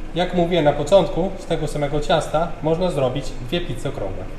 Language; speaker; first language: Polish; early bilingual, heritage; Italian